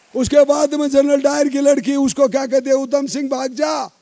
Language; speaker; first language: Hindi; native; Hindi